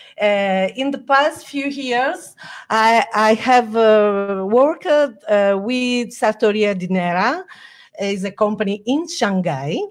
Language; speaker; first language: English; non-native, learner; Italian